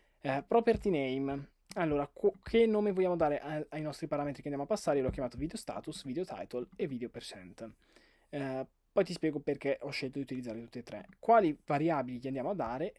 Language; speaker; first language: Italian; native; Italian